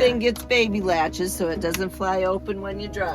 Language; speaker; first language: English; native; English